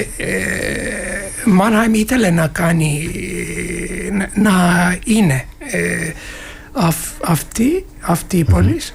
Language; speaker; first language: Greek; non-native, learner; Turkish